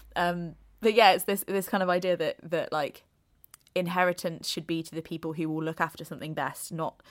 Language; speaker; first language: English; native; English